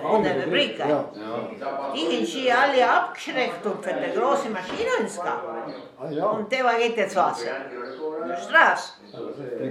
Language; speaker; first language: German; early bilingual, heritage; German